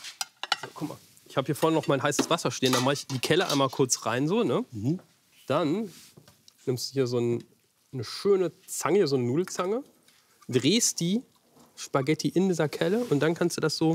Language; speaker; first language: German; native; German